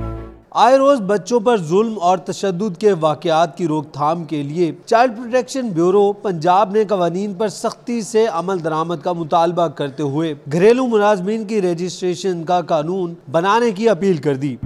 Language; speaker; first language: Urdu; native; Urdu